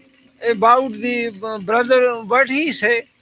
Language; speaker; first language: English; non-native, learner; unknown